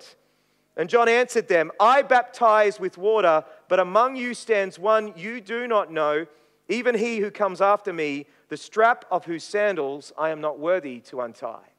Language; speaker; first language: English; native; English